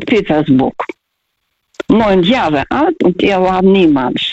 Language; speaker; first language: German; non-native, fluent; Russian